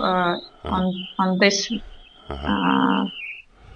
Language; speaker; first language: English; non-native, learner; Russian